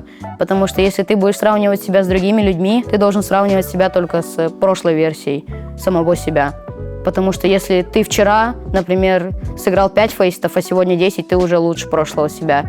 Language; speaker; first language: Russian; native; Russian